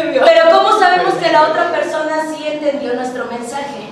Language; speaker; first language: Spanish; native; Spanish